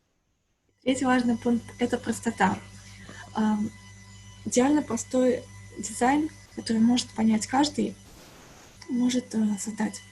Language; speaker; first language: Russian; native; Russian